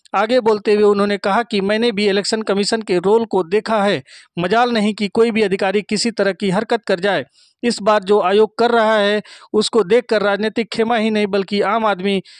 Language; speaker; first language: Hindi; native; Hindi